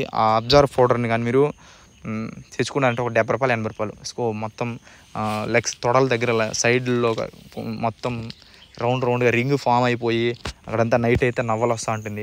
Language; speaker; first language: Telugu; native; Telugu